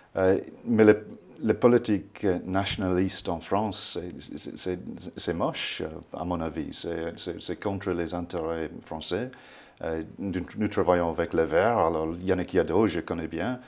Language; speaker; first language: French; non-native, fluent; English